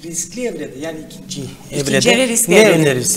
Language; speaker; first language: Turkish; native; Turkish